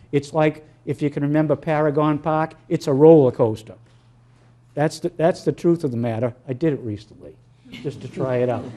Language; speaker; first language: English; native; English